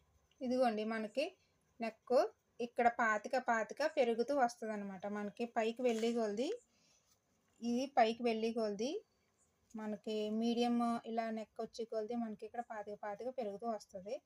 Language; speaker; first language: Telugu; native; Telugu